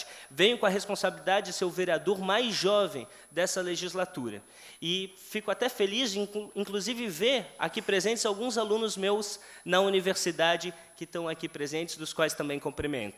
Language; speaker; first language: Portuguese; native; Portuguese